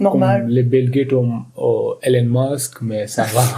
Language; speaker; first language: French; non-native, learner; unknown